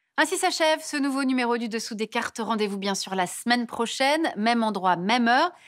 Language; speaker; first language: French; native; French